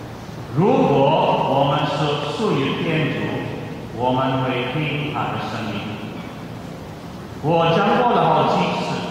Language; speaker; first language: Chinese; non-native, fluent; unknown